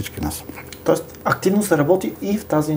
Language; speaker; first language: Bulgarian; native; Bulgarian